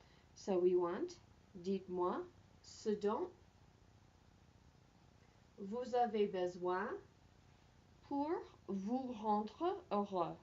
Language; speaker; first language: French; non-native, fluent; English